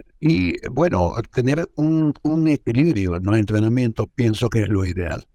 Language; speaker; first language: Spanish; non-native, fluent; Arabic